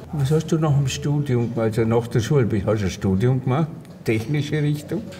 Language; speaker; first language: German; native; German